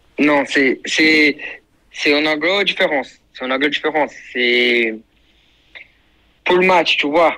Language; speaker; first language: French; non-native, learner; Portuguese